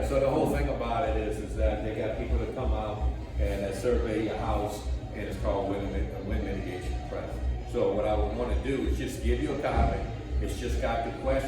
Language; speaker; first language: English; native; English